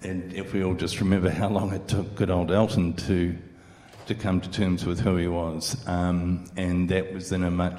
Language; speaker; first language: English; native; English